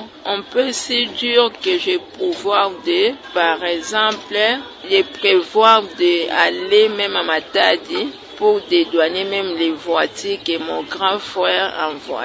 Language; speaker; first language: French; non-native, learner; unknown